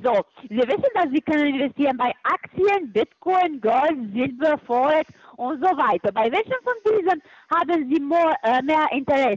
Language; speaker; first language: German; non-native, fluent; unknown